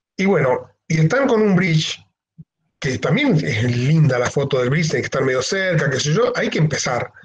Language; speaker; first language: Spanish; native; Spanish